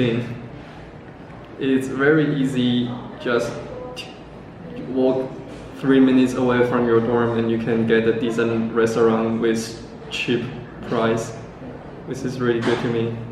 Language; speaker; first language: English; non-native, fluent; Chinese